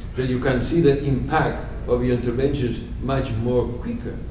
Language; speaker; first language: English; non-native, fluent; Spanish